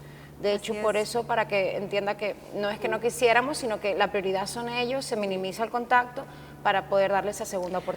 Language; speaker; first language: Spanish; native; Spanish